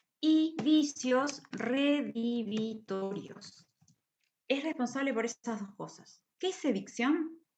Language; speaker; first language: Spanish; native; Spanish